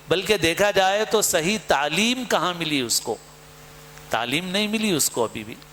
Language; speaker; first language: Urdu; native; Urdu